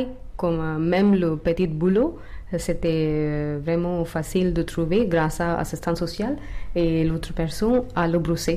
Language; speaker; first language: French; non-native, learner; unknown